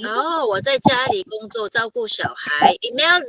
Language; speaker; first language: Chinese; non-native, fluent; Filipino